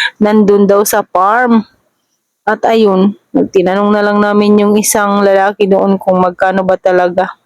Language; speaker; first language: Filipino; non-native, local second language; Cebuano